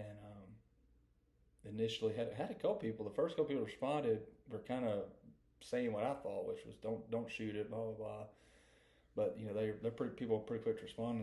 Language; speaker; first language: English; native; English